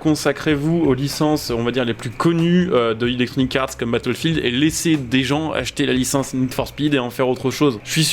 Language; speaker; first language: French; native; French